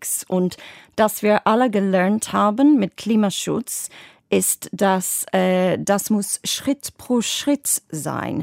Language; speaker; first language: German; non-native, fluent; English